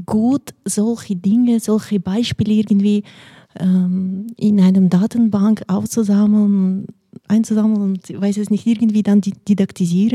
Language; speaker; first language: German; non-native, fluent; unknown